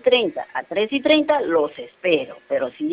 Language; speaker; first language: Spanish; native; Spanish